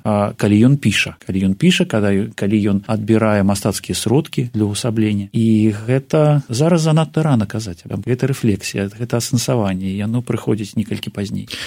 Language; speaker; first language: Belarusian; non-native, local second language; Russian